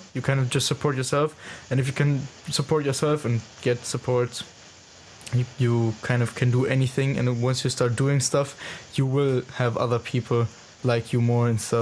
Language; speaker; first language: English; non-native, fluent; German